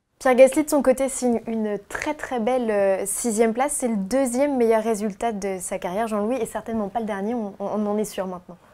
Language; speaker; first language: French; native; French